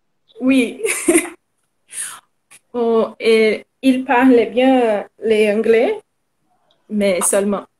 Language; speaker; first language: French; non-native, learner; Portuguese